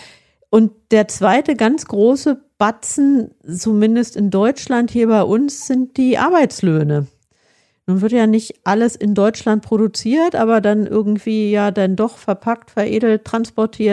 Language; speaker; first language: German; native; German